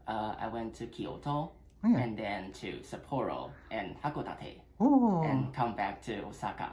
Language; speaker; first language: English; non-native, local second language; Chinese